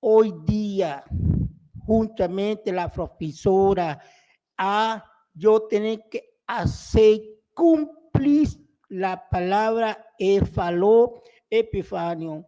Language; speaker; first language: Spanish; non-native, local second language; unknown